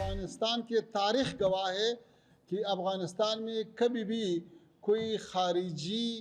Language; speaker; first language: Hindi; non-native, fluent; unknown